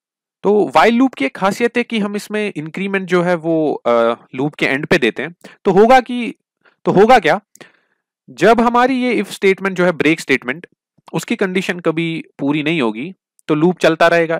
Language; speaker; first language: Hindi; non-native, local second language; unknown